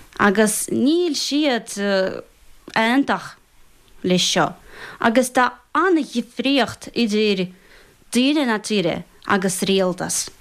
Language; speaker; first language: Irish; non-native, fluent; Russian